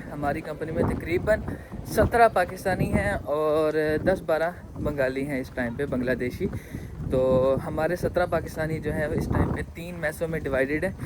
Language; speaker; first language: Urdu; non-native, local second language; Punjabi